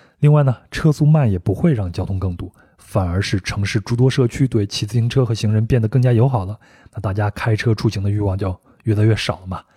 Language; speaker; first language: Chinese; native; Chinese